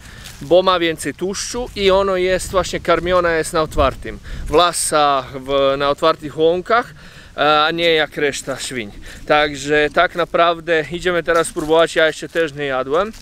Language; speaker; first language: Polish; non-native, fluent; Croatian